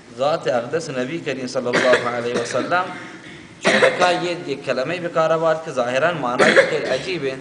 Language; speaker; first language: Persian; native; Persian